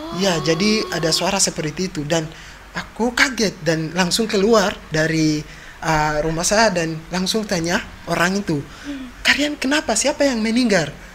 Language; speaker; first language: Indonesian; non-native, fluent; Ganda